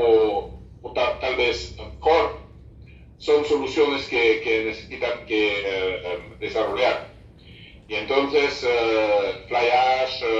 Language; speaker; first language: Spanish; non-native, fluent; French